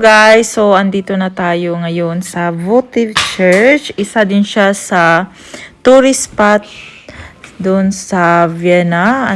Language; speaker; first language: Filipino; non-native, local second language; Cebuano